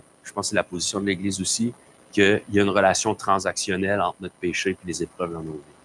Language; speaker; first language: French; native; French